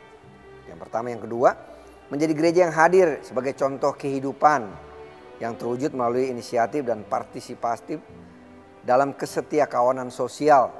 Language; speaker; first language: Indonesian; native; Indonesian